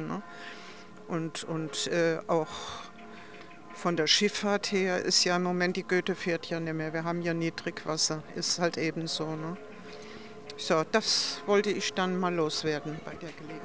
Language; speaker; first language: German; native; German